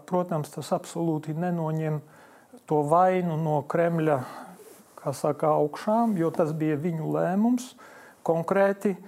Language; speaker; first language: Latvian; non-native, local second language; Polish